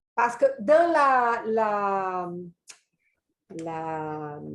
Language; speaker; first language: French; non-native, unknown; Portuguese